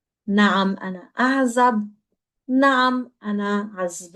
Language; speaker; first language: Arabic; non-native, fluent; English